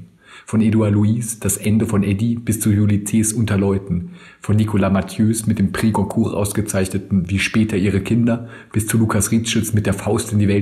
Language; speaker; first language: German; native; German